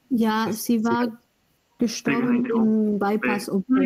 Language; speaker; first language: German; non-native, learner; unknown